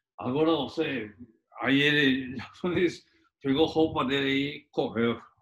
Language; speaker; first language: Portuguese; non-native, fluent; Japanese